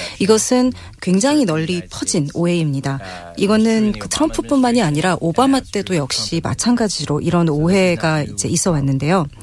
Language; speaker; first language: Korean; non-native, fluent; English